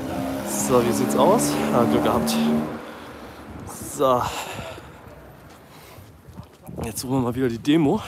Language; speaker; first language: German; native; German